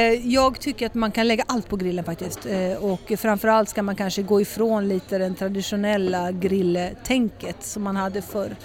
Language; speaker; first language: Swedish; early bilingual, heritage; Swedish